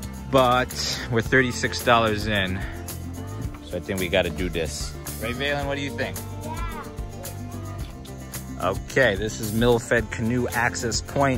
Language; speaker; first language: English; native; English